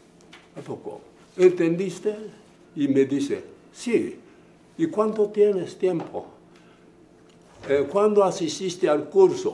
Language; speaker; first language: Spanish; non-native, fluent; Japanese